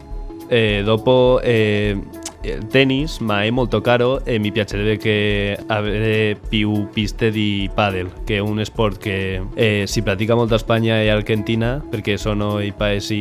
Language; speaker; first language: Italian; non-native, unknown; Spanish